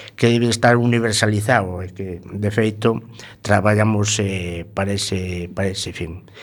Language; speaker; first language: Galician; non-native, local second language; Spanish